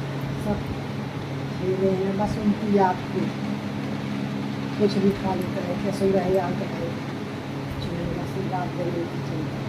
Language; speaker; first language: Hindi; native; Hindi